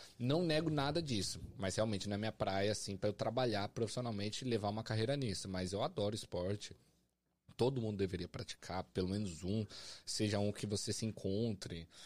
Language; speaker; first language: Portuguese; native; Portuguese